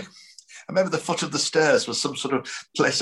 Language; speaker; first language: English; native; English